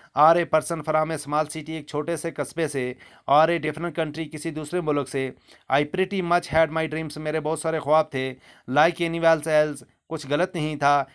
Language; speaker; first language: Hindi; native; Hindi